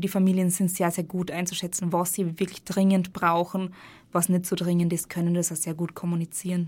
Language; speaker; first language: German; native; German